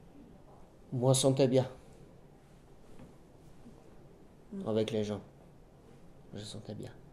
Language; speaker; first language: French; non-native, learner; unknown